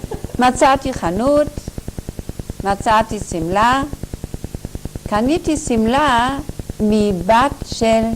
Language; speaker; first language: Hebrew; non-native, fluent; German